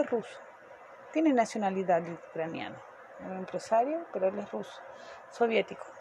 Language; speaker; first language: Portuguese; non-native, fluent; Spanish